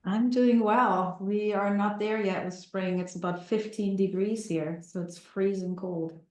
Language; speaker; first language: English; non-native, fluent; German